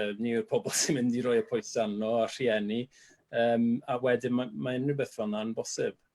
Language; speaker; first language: Welsh; non-native, local second language; English